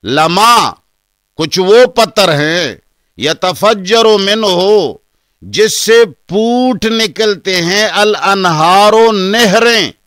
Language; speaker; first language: Urdu; non-native, local second language; Pashto